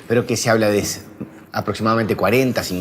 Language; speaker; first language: Spanish; native; Spanish